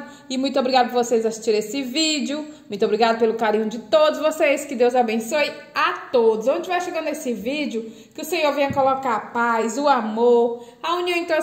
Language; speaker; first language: Portuguese; native; Portuguese